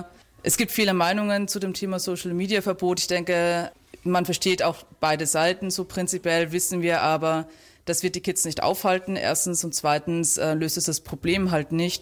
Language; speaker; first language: German; native; German